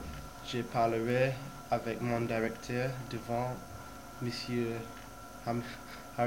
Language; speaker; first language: French; non-native, learner; English